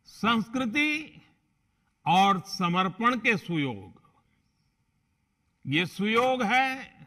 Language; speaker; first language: Hindi; non-native, local second language; Gujarati